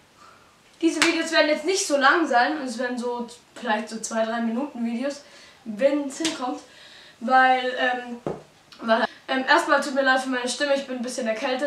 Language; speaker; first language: German; native; German